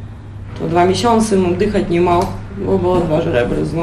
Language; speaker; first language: Polish; non-native, learner; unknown